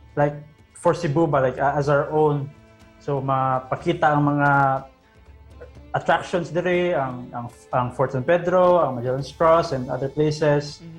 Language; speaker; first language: Cebuano; native; Cebuano